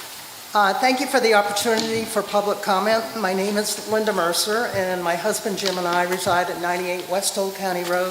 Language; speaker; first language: English; native; English